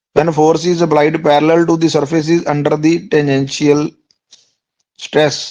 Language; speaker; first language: English; non-native, local second language; Punjabi